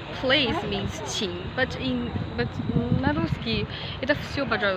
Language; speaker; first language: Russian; non-native, learner; Chinese